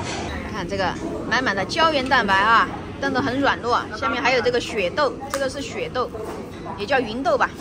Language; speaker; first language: Chinese; native; Chinese